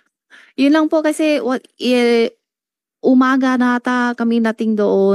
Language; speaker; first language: Filipino; non-native, learner; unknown